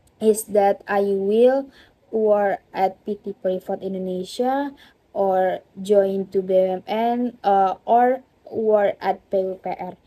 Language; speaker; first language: English; non-native, learner; Indonesian